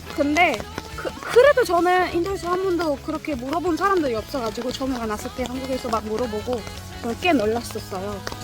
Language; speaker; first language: Korean; non-native, fluent; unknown